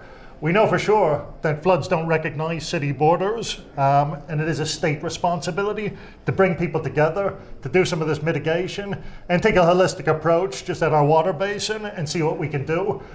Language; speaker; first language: English; native; English